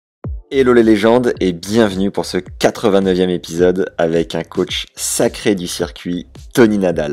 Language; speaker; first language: French; native; French